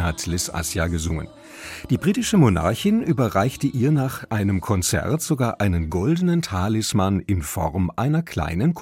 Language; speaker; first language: German; native; German